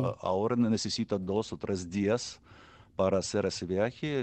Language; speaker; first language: Spanish; non-native, learner; Ukrainian